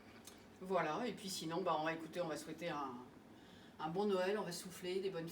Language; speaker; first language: French; native; French